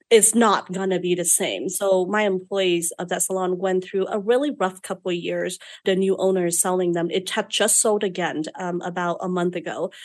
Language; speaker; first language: English; non-native, fluent; Vietnamese